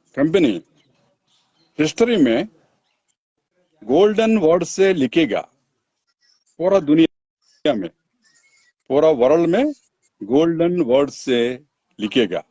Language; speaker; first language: Hindi; non-native, local second language; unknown